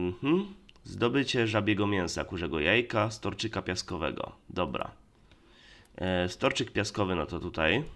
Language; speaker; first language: Polish; native; Polish